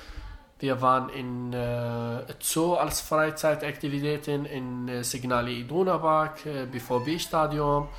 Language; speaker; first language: German; non-native, learner; Arabic